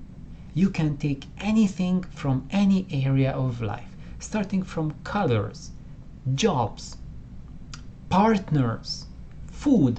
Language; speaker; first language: English; non-native, fluent; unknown